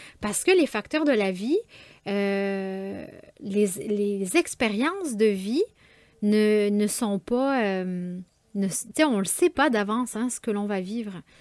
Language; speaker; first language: French; native; French